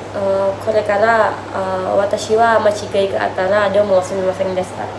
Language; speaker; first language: Japanese; non-native, learner; Indonesian